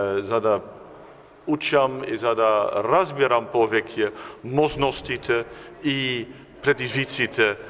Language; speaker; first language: Macedonian; non-native, fluent; Dutch